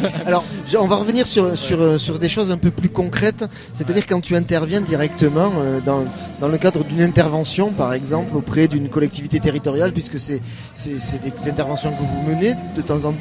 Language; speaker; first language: French; native; French